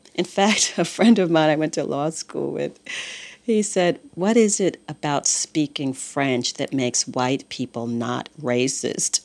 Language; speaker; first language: English; native; English